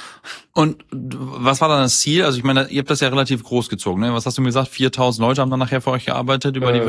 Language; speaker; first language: German; native; German